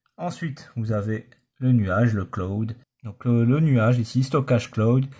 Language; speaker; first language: French; native; French